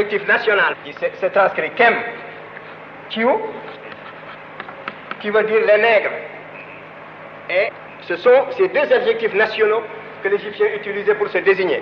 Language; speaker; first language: French; non-native, local second language; Wolof